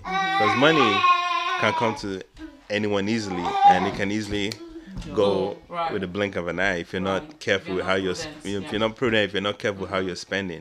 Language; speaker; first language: English; non-native, local second language; Igbo